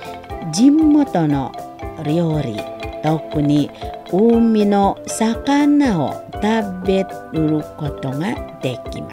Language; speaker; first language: Japanese; non-native, fluent; Indonesian